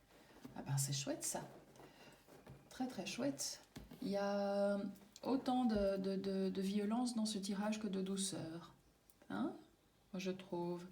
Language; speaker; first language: French; native; French